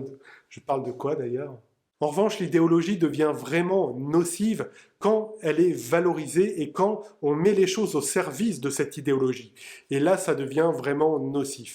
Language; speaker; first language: French; native; French